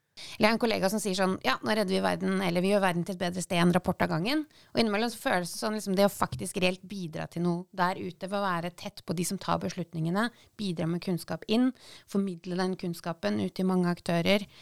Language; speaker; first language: Norwegian; native; Norwegian